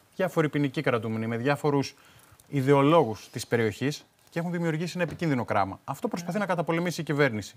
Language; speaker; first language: Greek; native; Greek